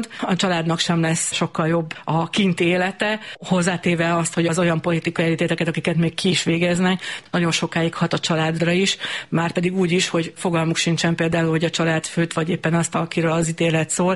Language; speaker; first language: Hungarian; native; Hungarian